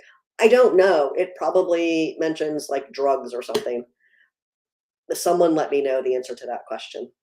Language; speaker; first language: English; native; English